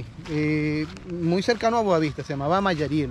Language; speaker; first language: Spanish; native; Spanish